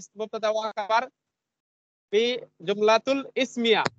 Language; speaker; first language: Arabic; non-native, learner; Bangla